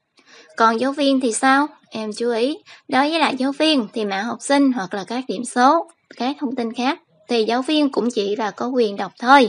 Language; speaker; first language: Vietnamese; native; Vietnamese